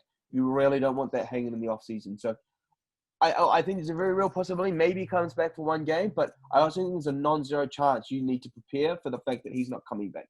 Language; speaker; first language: English; native; English